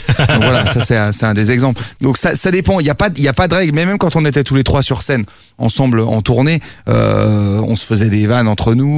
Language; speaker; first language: French; native; French